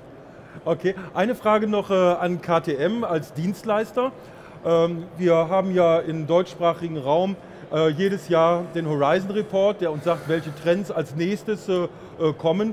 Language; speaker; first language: German; native; German